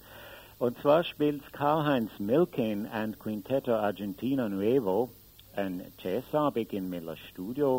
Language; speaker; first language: German; native; German